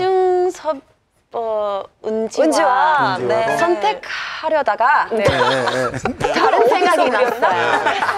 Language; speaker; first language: Korean; non-native, learner; English